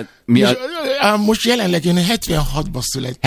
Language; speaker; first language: Hungarian; non-native, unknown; Yoruba